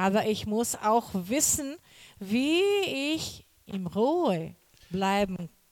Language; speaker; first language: German; non-native, learner; Portuguese